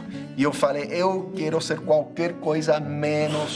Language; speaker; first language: Portuguese; non-native, fluent; English